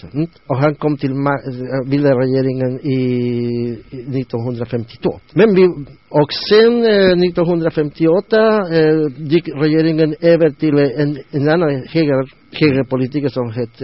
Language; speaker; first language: Swedish; non-native, learner; Spanish